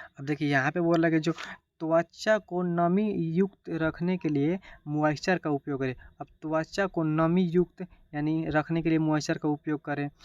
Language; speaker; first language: Hindi; native; Hindi